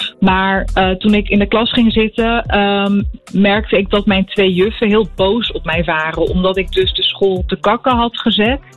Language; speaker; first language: Dutch; early bilingual, other home language; Arabic